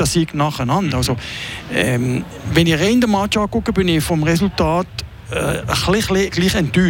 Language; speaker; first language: German; native; German